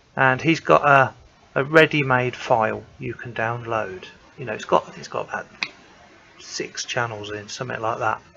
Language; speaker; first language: English; native; English